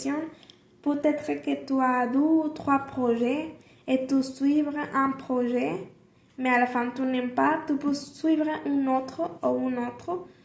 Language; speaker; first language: French; non-native, learner; Spanish